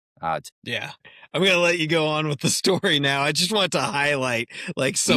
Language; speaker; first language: English; native; English